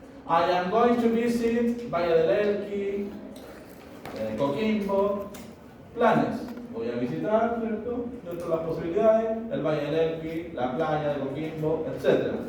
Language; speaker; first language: Spanish; native; Spanish